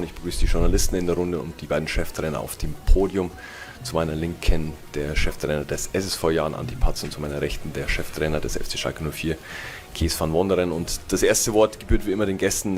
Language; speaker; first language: German; native; German